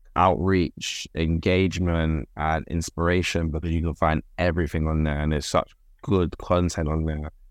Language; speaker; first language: English; native; English